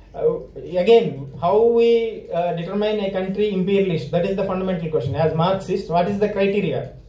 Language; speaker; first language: English; non-native, local second language; Telugu